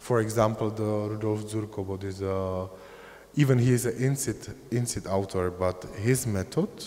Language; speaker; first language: English; non-native, fluent; Czech